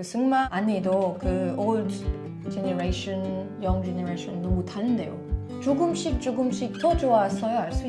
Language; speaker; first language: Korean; non-native, learner; French